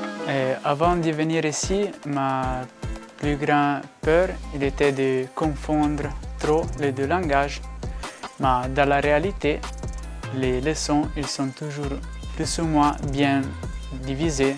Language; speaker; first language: French; non-native, local second language; Italian